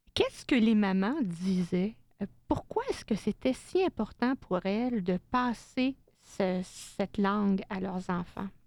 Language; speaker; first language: French; native; French